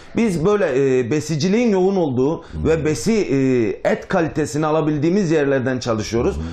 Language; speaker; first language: Turkish; native; Turkish